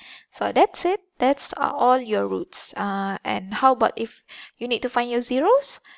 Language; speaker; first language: English; non-native, local second language; Malay